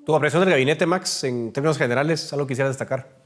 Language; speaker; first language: Spanish; native; Spanish